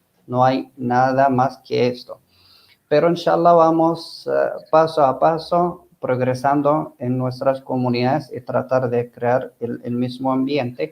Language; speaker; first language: Spanish; non-native, fluent; Arabic